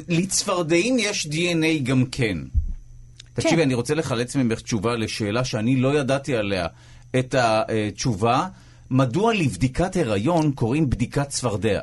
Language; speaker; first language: Hebrew; native; Hebrew